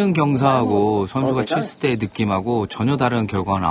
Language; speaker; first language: Korean; native; Korean